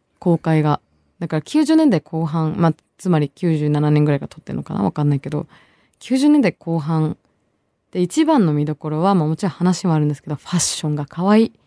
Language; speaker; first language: Japanese; early bilingual, other home language; Bangla